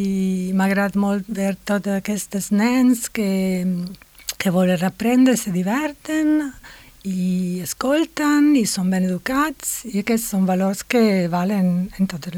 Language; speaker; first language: Catalan; non-native, fluent; Italian